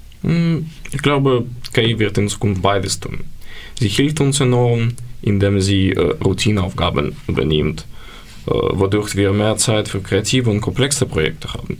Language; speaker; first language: German; non-native, learner; Ukrainian